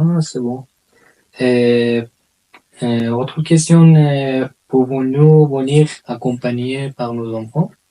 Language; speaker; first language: French; non-native, learner; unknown